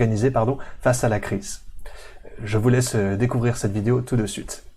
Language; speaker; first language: French; native; French